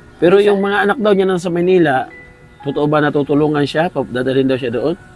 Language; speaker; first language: Filipino; non-native, local second language; Cebuano